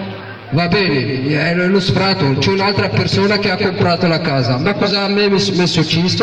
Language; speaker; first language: Italian; non-native, fluent; Arabic